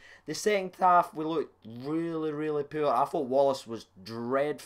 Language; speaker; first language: English; native; English